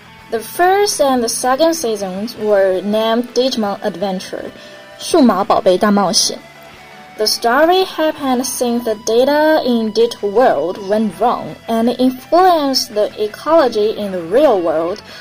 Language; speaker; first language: English; non-native, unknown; Chinese